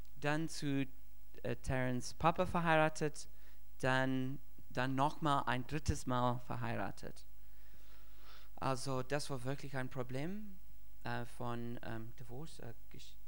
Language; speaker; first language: German; non-native, fluent; English